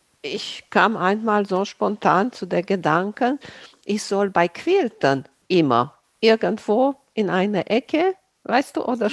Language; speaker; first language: German; non-native, fluent; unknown